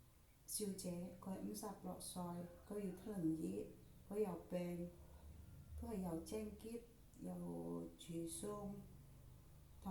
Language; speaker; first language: Cantonese; non-native, learner; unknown